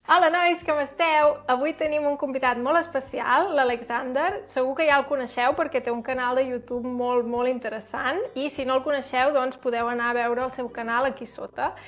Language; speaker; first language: Catalan; native; Catalan